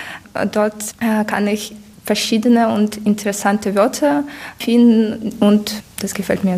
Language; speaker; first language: German; non-native, fluent; Ukrainian